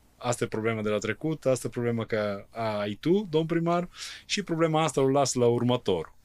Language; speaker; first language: Romanian; non-native, fluent; Italian